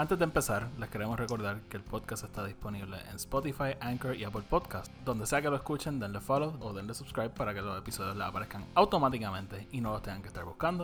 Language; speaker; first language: Spanish; native; Spanish